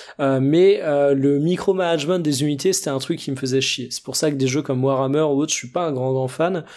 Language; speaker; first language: French; native; French